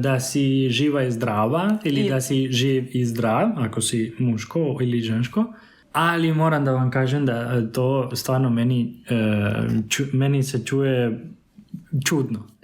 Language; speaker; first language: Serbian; non-native, fluent; Spanish